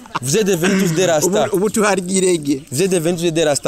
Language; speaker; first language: French; non-native, learner; Rundi